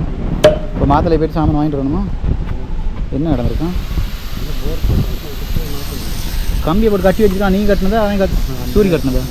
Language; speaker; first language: Tamil; native; Tamil